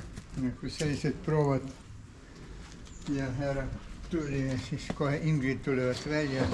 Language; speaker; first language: Estonian; non-native, learner; Ukrainian